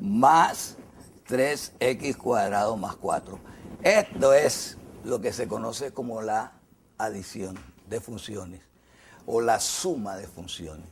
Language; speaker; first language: Spanish; native; Spanish